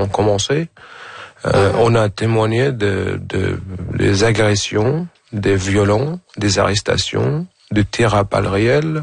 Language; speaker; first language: French; non-native, fluent; Arabic